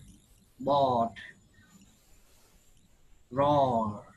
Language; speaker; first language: English; non-native, learner; Vietnamese